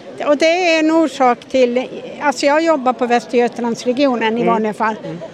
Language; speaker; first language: Swedish; native; Swedish